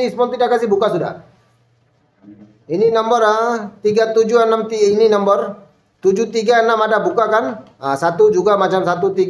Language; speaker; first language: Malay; non-native, fluent; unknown